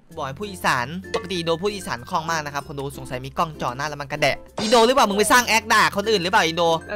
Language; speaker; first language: Thai; native; Thai